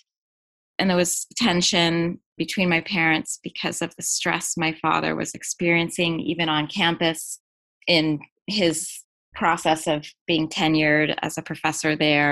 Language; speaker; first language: English; native; English